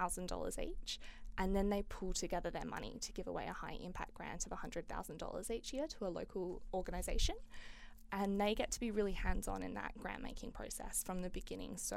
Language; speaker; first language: English; native; English